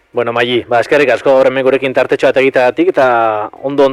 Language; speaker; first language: Basque; native; Basque